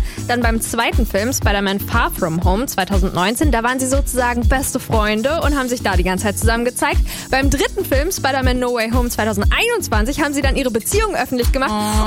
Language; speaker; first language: German; native; German